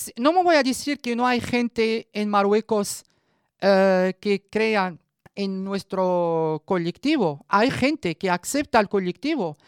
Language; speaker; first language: Spanish; non-native, learner; Arabic